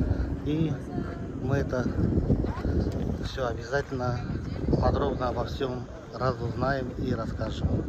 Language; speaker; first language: Russian; native; Russian